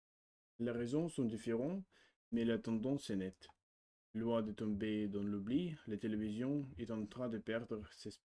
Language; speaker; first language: French; non-native, learner; Russian